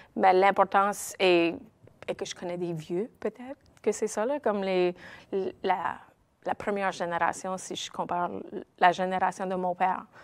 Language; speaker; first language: French; native; French